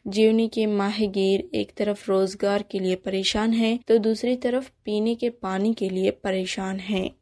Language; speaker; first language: Urdu; non-native, local second language; Baluchi